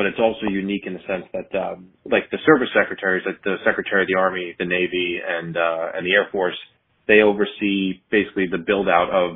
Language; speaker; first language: English; native; English